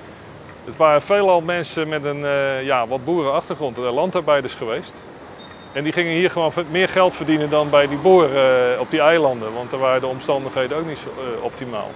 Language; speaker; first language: Dutch; native; Dutch